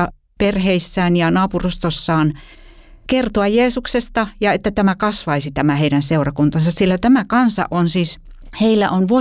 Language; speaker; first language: Finnish; native; Finnish